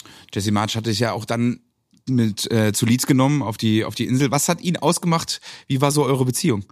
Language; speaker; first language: German; native; German